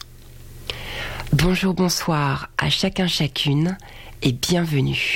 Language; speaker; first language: French; native; French